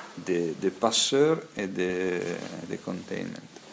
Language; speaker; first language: French; non-native, fluent; Italian